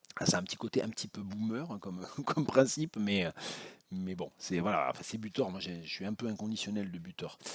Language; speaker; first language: French; native; French